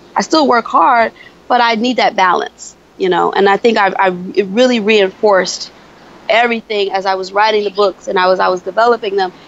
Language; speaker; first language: English; native; English